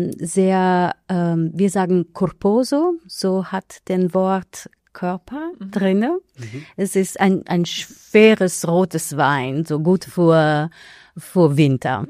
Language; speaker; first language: German; non-native, fluent; Italian